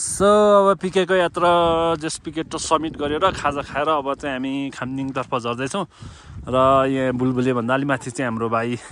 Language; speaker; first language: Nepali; non-native, local second language; Sherpa